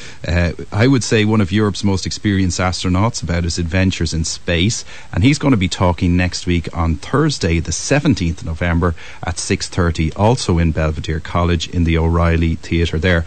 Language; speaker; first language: English; native; English